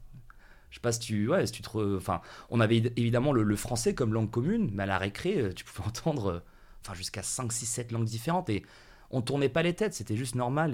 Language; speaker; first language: French; native; French